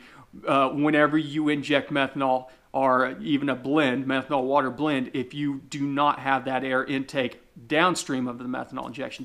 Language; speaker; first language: English; native; English